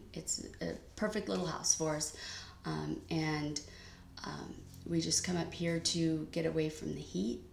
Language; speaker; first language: English; native; English